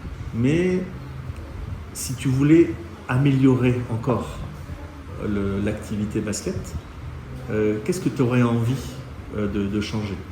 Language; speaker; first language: French; native; French